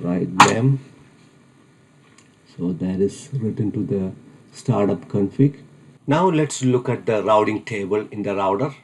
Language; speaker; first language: English; non-native, fluent; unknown